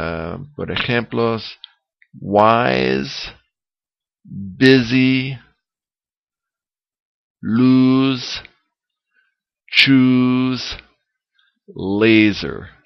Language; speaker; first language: Spanish; non-native, learner; English